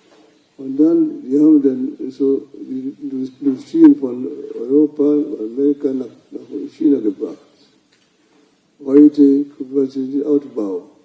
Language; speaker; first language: German; non-native, learner; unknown